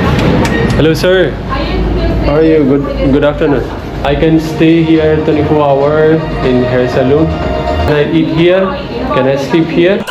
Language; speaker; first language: English; non-native, learner; Burmese